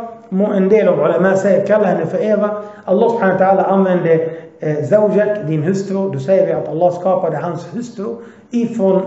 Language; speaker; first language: Swedish; early bilingual, other home language; Arabic